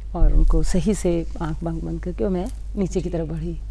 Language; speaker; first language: Hindi; native; Hindi